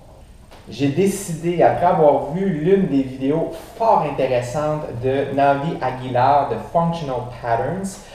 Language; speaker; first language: French; native; French